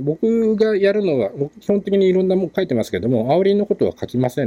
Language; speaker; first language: Japanese; native; Japanese